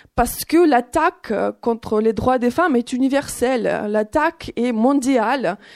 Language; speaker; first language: French; non-native, fluent; Ukrainian